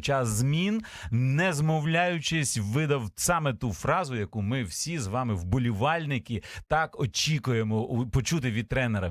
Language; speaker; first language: Ukrainian; native; Ukrainian